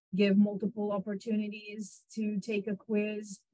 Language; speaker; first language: English; non-native, fluent; Russian